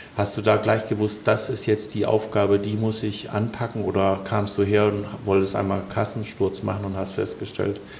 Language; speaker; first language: German; non-native, fluent; Danish